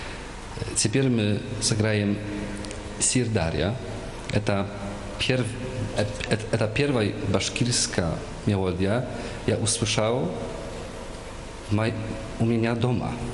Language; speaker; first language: Russian; non-native, learner; Polish